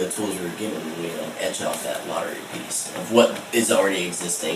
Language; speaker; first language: English; native; English